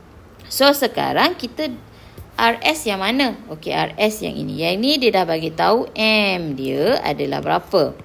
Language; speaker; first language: Malay; native; Malay